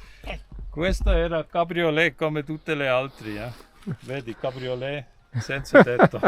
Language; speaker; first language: Italian; non-native, fluent; German